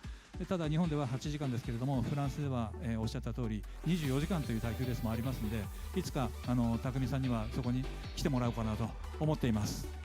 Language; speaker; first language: Japanese; native; Japanese